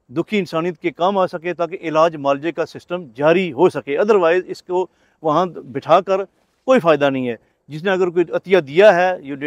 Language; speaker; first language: Urdu; non-native, local second language; Pahari-Potwari